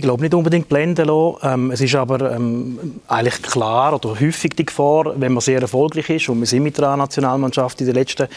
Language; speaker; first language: German; native; German